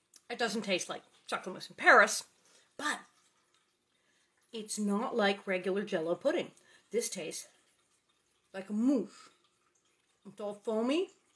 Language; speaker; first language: English; native; English